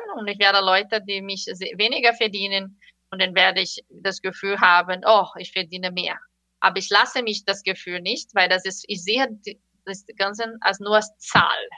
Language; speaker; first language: German; non-native, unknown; Portuguese